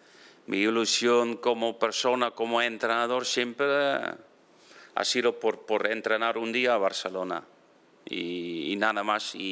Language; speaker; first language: Spanish; non-native, fluent; Dutch